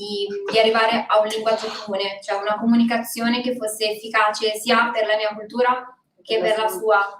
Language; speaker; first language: Italian; native; Italian